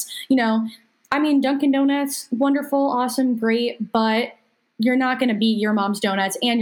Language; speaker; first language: English; native; English